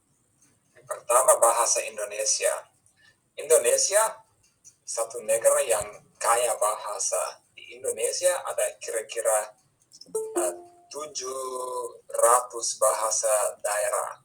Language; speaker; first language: Indonesian; non-native, fluent; English